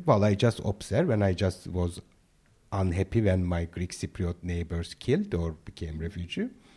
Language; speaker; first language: English; non-native, fluent; Turkish